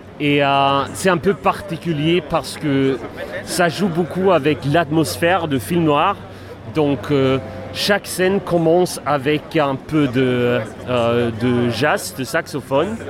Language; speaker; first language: French; non-native, fluent; Swedish